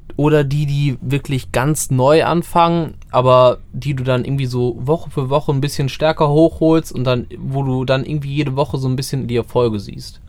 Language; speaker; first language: German; native; German